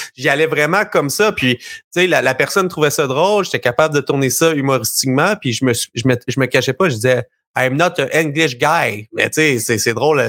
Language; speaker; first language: French; native; French